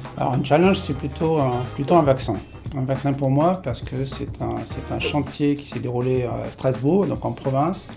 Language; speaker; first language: French; non-native, local second language; Arabic